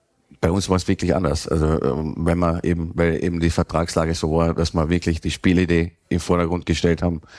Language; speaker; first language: German; native; German